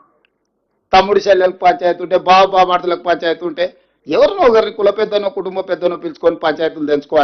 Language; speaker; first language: Telugu; native; Telugu